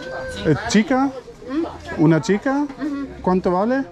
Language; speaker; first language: Spanish; non-native, learner; German